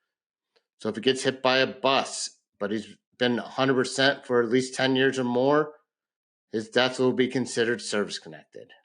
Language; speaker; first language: English; native; English